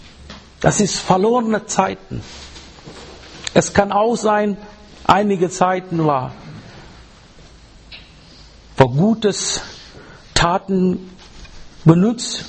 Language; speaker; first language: German; non-native, learner; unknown